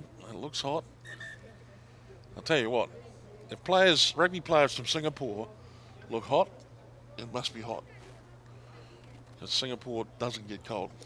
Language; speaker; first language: English; native; English